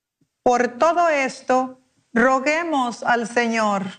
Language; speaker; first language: Spanish; native; Spanish